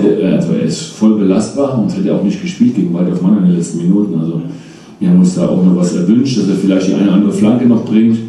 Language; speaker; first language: German; native; German